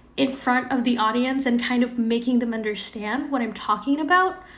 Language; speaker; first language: English; non-native, fluent; Indonesian